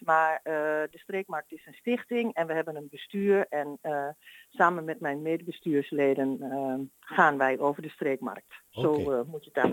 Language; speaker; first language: Dutch; native; Dutch